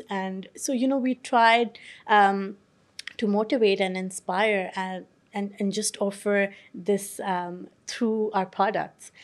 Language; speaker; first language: English; non-native, local second language; Urdu